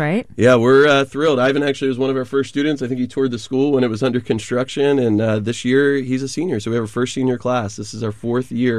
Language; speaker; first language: English; native; English